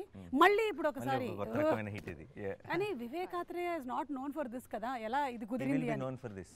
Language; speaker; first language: Telugu; native; Telugu